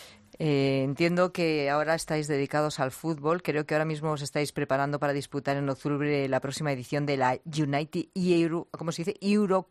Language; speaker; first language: Spanish; native; Spanish